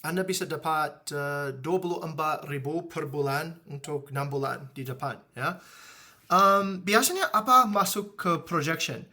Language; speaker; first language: Indonesian; non-native, fluent; English